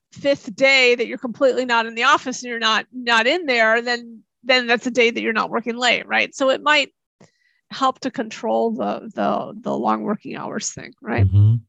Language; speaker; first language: English; native; English